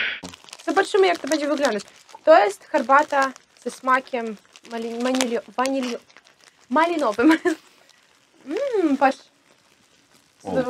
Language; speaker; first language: Polish; non-native, fluent; Russian